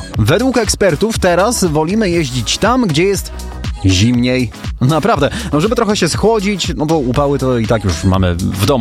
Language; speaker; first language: Polish; native; Polish